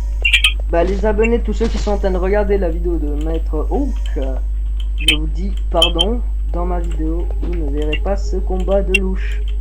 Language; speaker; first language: French; native; French